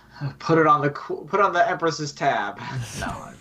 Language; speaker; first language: English; native; English